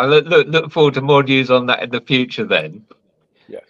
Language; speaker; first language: English; native; English